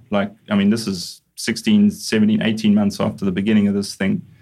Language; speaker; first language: English; native; English